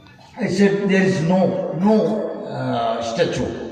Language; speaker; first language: English; non-native, local second language; Bangla